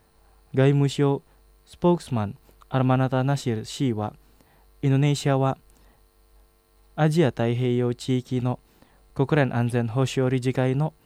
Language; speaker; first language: Japanese; non-native, fluent; Indonesian